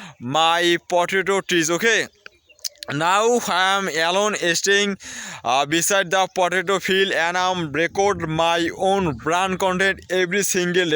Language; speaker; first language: English; non-native, learner; Bangla